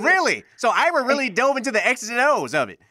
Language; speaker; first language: English; native; English